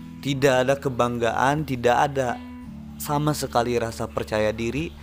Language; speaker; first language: Indonesian; native; Indonesian